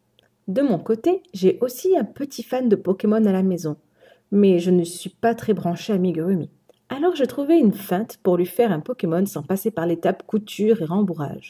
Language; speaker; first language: French; native; French